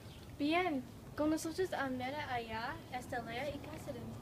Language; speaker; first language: Spanish; non-native, learner; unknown